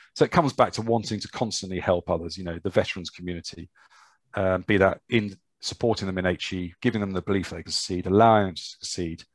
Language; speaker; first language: English; native; English